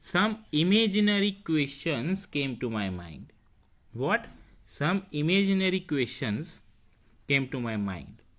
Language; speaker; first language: English; non-native, local second language; Hindi